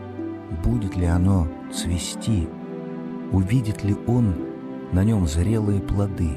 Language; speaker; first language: Russian; native; Russian